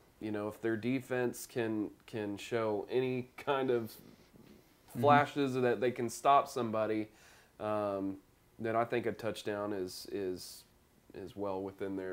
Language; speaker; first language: English; native; English